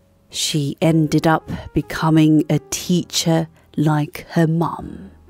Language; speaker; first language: English; non-native, fluent; Korean